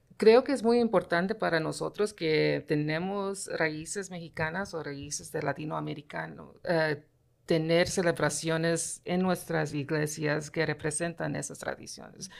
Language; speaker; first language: Spanish; early bilingual, heritage; Spanish